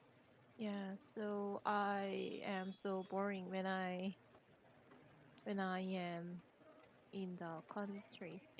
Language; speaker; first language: English; non-native, learner; Korean